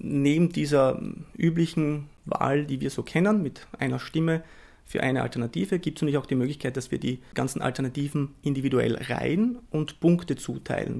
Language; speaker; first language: German; native; German